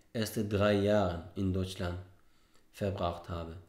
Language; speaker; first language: German; non-native, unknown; Arabic